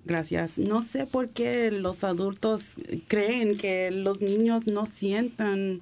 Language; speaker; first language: Spanish; early bilingual, heritage; English